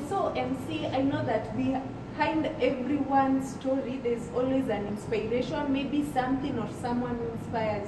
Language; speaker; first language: English; non-native, local second language; Swahili